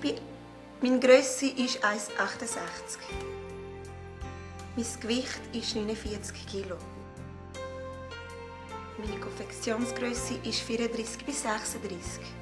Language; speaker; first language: German; non-native, learner; Portuguese